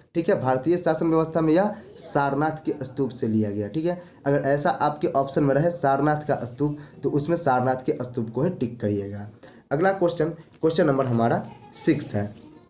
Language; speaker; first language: Hindi; native; Hindi